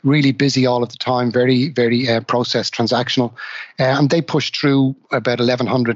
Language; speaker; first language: English; native; English